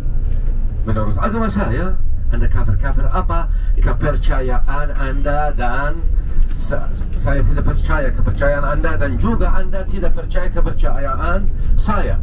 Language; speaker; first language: Indonesian; non-native, fluent; Arabic